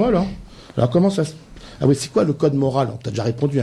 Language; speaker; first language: French; native; French